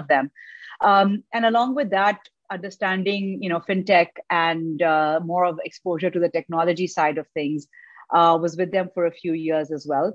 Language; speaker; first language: English; non-native, local second language; Urdu